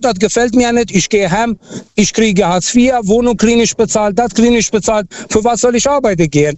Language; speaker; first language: German; non-native, fluent; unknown